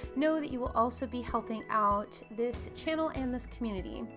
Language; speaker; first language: English; native; English